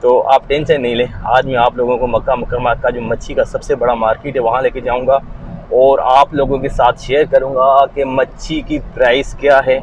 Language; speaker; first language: Hindi; native; Hindi